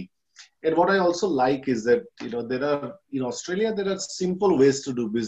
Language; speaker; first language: English; non-native, local second language; Gujarati